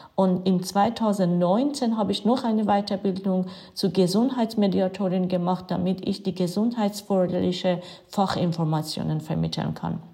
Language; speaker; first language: German; non-native, fluent; Persian